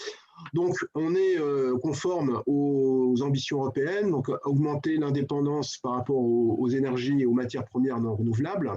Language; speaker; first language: French; native; French